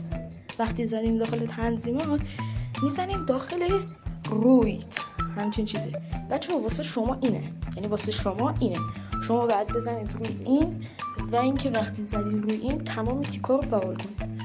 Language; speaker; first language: Persian; native; Persian